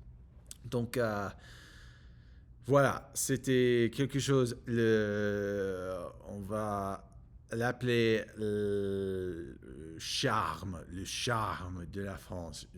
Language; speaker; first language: French; non-native, learner; English